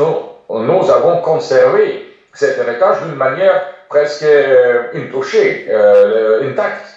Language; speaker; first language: French; non-native, fluent; Russian